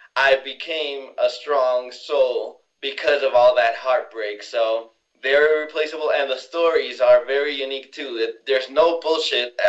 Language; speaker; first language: English; non-native, fluent; Spanish